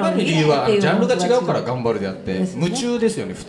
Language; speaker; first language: Japanese; native; Japanese